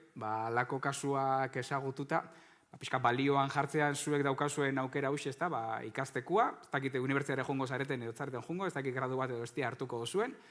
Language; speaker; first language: Basque; native; Basque